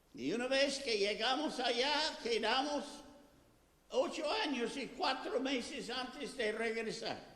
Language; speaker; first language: Spanish; non-native, fluent; English